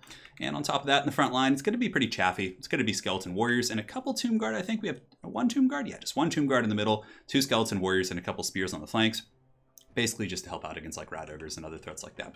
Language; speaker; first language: English; native; English